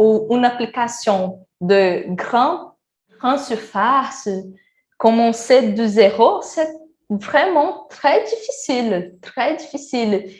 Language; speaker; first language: French; non-native, learner; Portuguese